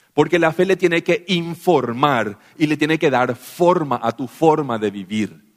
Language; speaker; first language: Spanish; native; Spanish